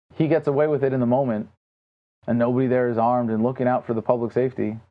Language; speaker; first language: English; native; English